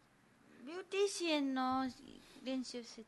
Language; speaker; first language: Japanese; non-native, learner; Nepali